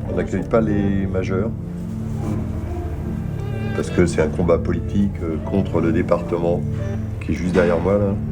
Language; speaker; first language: French; native; French